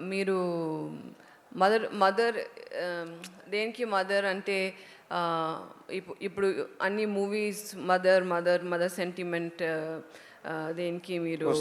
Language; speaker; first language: Telugu; non-native, learner; Tamil